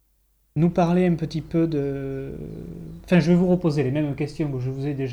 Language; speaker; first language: French; native; French